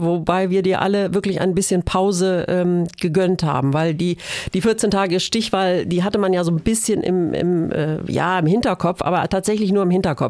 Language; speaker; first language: German; native; German